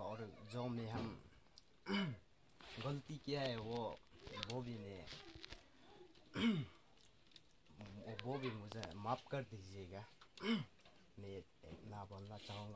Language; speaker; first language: Hindi; non-native, local second language; Adi